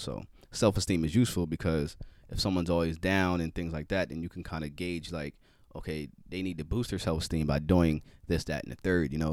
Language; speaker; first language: English; native; English